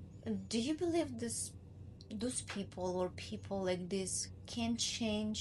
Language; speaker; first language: English; non-native, learner; Ukrainian